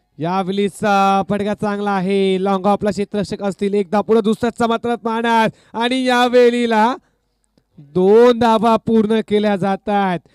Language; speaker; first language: Marathi; native; Marathi